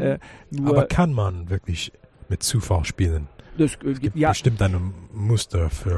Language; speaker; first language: German; non-native, fluent; English